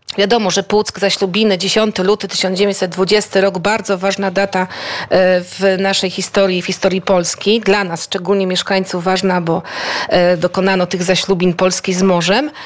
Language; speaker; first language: Polish; native; Polish